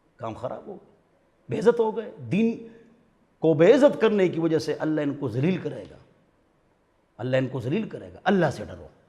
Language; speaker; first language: Urdu; non-native, local second language; Pashto